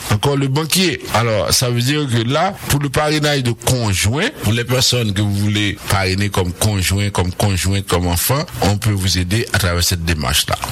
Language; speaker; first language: French; non-native, local second language; Haitian Creole